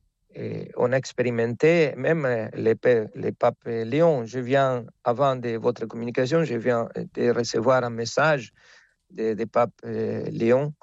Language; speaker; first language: French; non-native, fluent; Spanish